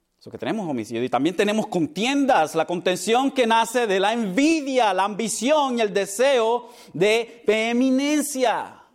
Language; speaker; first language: Spanish; early bilingual, heritage; Spanish